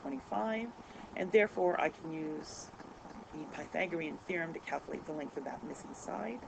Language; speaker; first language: English; native; English